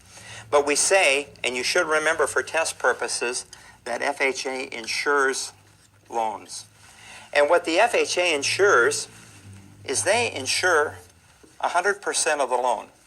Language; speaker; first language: English; native; English